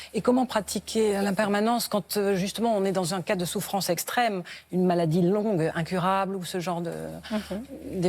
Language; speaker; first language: French; native; French